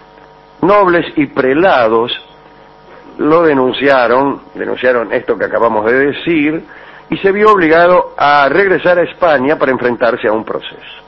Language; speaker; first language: Spanish; native; Spanish